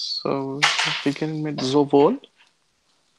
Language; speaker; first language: German; non-native, learner; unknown